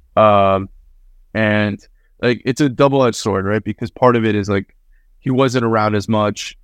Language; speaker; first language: English; early bilingual, other home language; Spanish